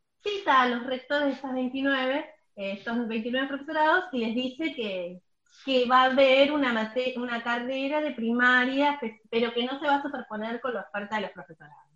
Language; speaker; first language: Spanish; native; Spanish